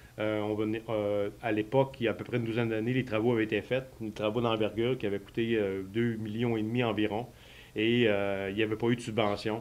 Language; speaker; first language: French; native; French